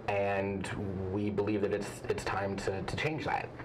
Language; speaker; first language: English; native; English